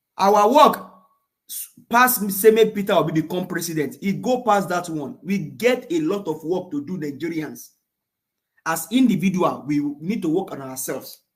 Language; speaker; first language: Nigerian Pidgin; non-native, local second language; Yoruba